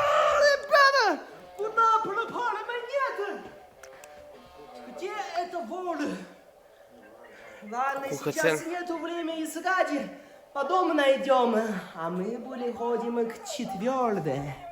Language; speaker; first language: Russian; non-native, learner; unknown